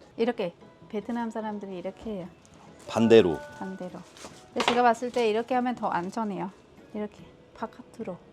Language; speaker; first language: Korean; non-native, fluent; Vietnamese